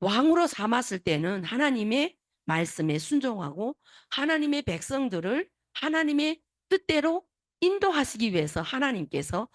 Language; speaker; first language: Korean; native; Korean